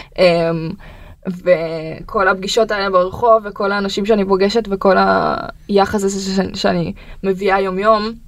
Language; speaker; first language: Hebrew; early bilingual, other home language; Russian